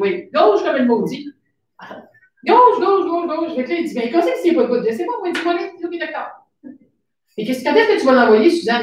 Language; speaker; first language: French; native; French